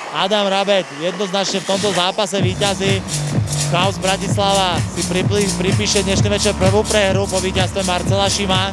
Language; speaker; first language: Slovak; native; Slovak